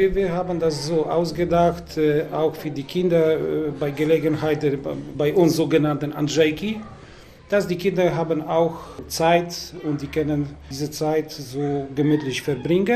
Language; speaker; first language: German; non-native, learner; Polish